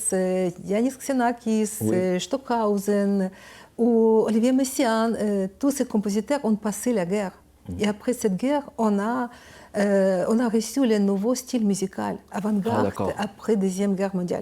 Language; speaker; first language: French; non-native, learner; Ukrainian